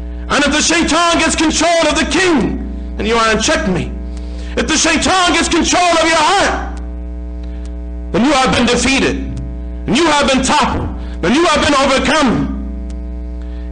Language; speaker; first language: English; native; English